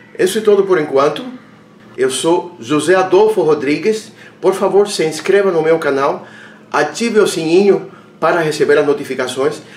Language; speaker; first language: Portuguese; non-native, fluent; Spanish